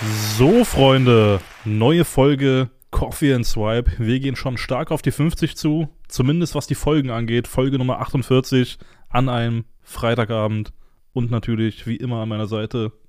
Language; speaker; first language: German; native; German